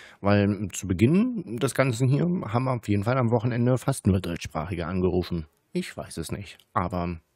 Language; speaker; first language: German; native; German